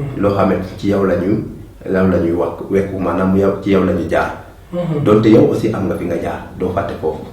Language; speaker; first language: Wolof; native; Wolof